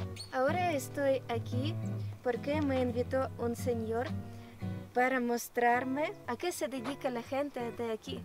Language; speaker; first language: Spanish; non-native, learner; Ukrainian